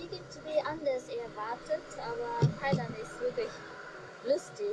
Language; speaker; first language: German; non-native, learner; Japanese